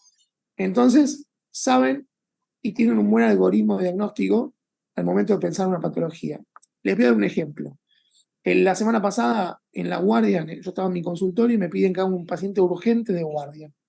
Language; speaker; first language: Spanish; native; Spanish